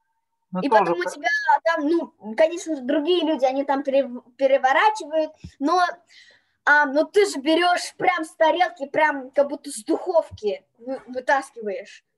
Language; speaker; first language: Russian; early bilingual, heritage; Russian